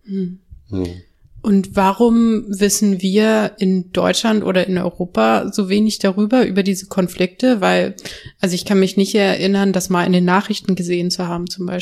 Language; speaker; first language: German; native; German